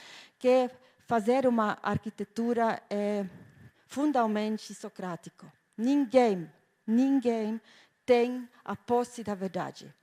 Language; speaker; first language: Portuguese; non-native, fluent; German